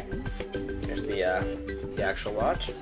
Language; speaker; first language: English; native; English